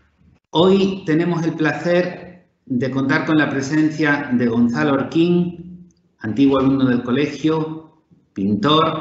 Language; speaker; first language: Spanish; native; Spanish